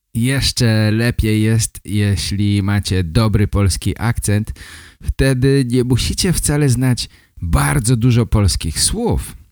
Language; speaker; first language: Polish; native; Polish